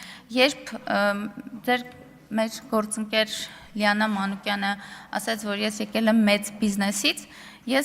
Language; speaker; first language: Armenian; native; Armenian